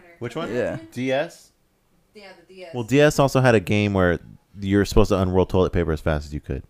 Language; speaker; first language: English; native; English